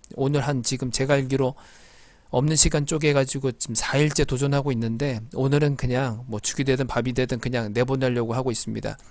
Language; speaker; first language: Korean; native; Korean